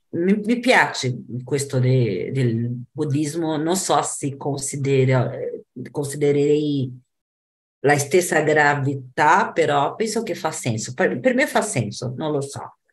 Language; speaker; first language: Italian; non-native, fluent; Portuguese